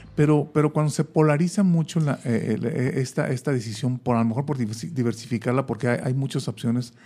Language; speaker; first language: Spanish; native; Spanish